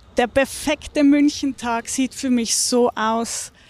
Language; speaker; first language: German; native; German